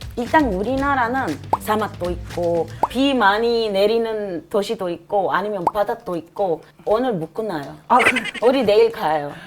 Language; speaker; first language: Korean; non-native, fluent; Spanish